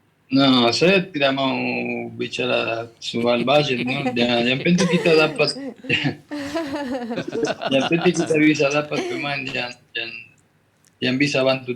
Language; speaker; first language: Indonesian; non-native, fluent; Spanish